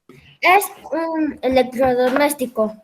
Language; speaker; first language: Spanish; native; Spanish